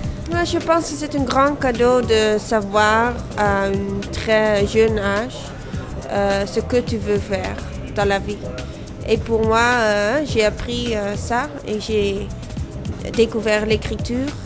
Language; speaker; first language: French; non-native, fluent; Dutch